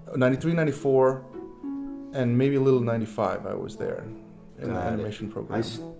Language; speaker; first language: English; non-native, fluent; Japanese